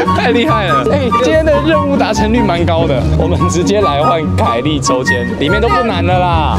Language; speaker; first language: Chinese; native; Chinese